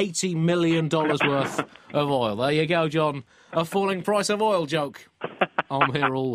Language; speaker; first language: English; native; English